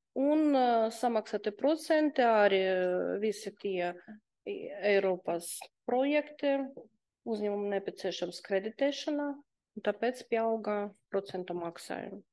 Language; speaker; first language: Latvian; non-native, local second language; Russian